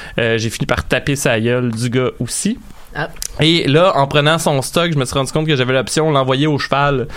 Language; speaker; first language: French; native; French